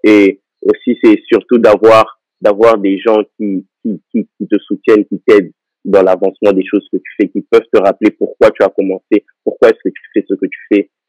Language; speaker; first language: French; non-native, local second language; Lingala